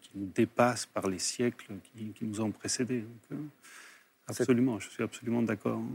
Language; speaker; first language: French; early bilingual, other home language; Spanish